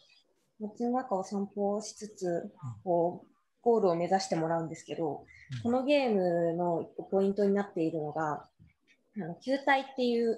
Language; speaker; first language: Japanese; native; Japanese